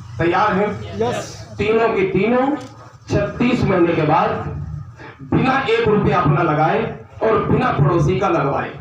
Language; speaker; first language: Hindi; native; Hindi